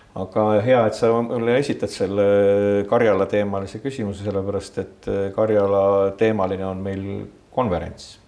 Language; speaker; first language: Estonian; native; Estonian